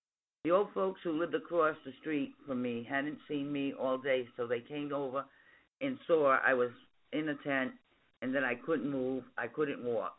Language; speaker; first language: English; native; English